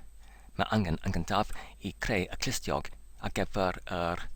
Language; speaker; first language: Welsh; non-native, learner; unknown